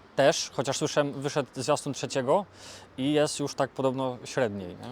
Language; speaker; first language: Polish; native; Polish